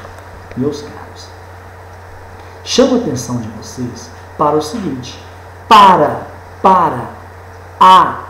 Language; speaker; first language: Portuguese; native; Portuguese